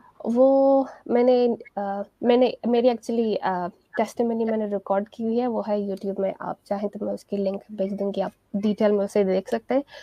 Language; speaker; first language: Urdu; non-native, fluent; Persian